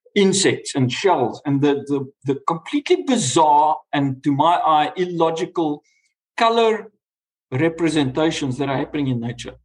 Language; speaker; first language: English; native; English